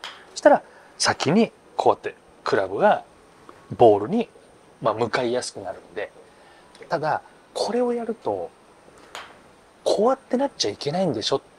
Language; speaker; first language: Japanese; native; Japanese